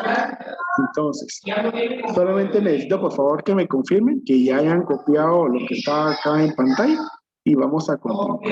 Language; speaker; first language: Spanish; native; Spanish